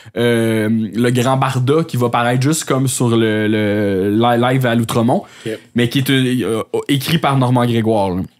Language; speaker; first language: French; native; French